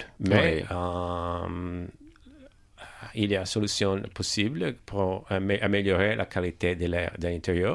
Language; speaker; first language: French; non-native, learner; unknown